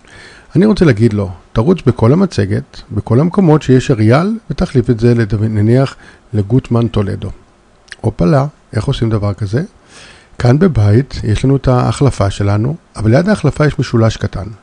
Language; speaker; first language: Hebrew; native; Hebrew